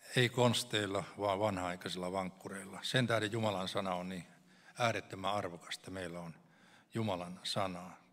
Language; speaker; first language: Finnish; native; Finnish